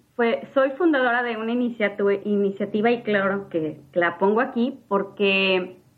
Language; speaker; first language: Spanish; native; Spanish